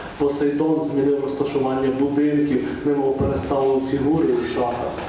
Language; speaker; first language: Ukrainian; native; Ukrainian